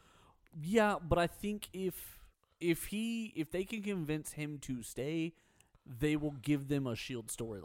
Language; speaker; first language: English; native; English